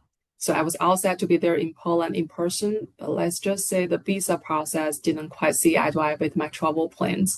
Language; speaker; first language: English; non-native, fluent; Chinese